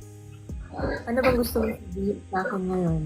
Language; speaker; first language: Filipino; non-native, local second language; Cebuano